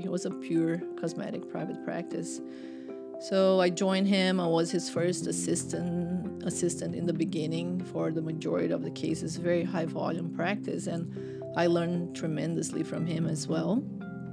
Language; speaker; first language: English; non-native, fluent; Portuguese